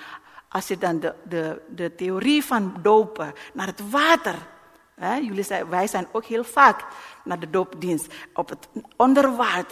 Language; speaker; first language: Dutch; non-native, learner; Indonesian